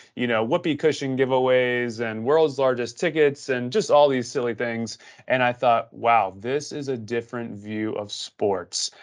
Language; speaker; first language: English; native; English